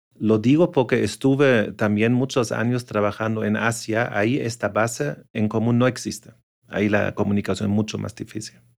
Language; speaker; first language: Spanish; non-native, fluent; German